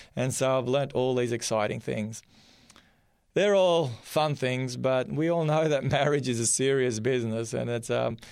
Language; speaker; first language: English; early bilingual, other home language; Macedonian